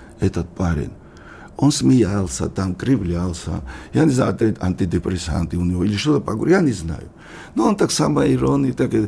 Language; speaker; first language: Russian; non-native, local second language; Georgian